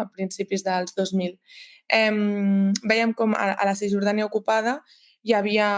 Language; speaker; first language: Catalan; native; Catalan